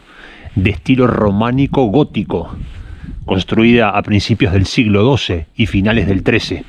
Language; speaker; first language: Spanish; native; Spanish